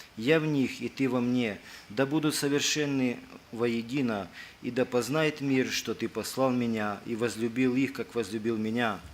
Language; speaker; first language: Russian; native; Russian